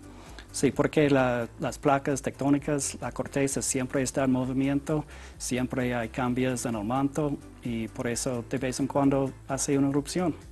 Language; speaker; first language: Spanish; non-native, learner; English